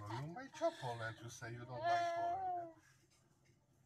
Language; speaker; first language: English; non-native, learner; Polish